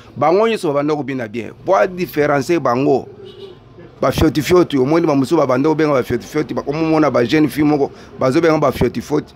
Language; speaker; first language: Lingala; native; Lingala